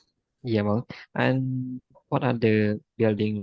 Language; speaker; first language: English; non-native, learner; Khmer